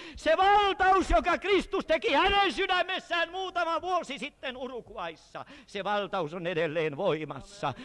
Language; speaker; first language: Finnish; native; Finnish